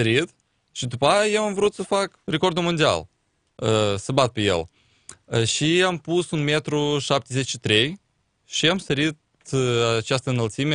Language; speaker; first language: Romanian; non-native, local second language; Russian